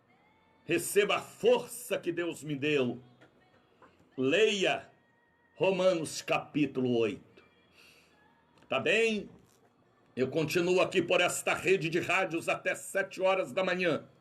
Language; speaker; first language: Portuguese; native; Portuguese